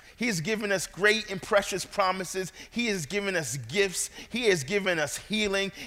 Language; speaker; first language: English; native; English